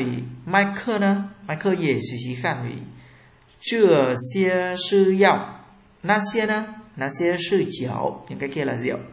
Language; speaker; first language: Chinese; non-native, fluent; Vietnamese